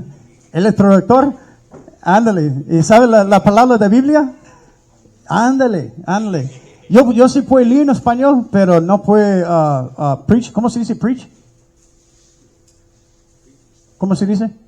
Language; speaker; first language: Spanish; early bilingual, heritage; English